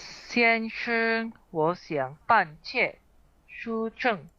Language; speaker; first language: Chinese; non-native, learner; Indonesian